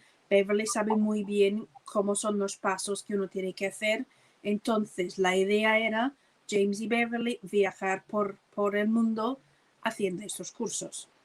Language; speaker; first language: Spanish; non-native, fluent; English